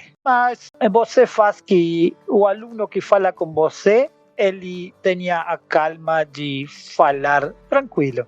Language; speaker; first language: Portuguese; non-native, learner; Spanish